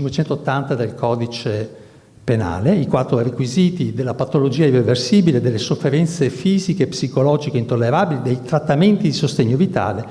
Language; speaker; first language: Italian; native; Italian